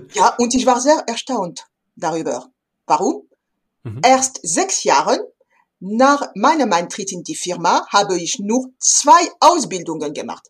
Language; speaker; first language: German; non-native, fluent; French